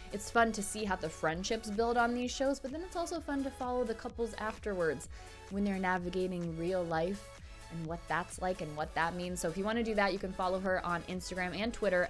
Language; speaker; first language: English; native; English